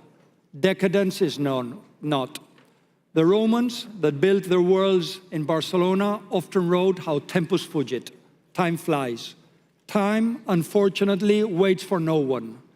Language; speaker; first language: English; non-native, fluent; Spanish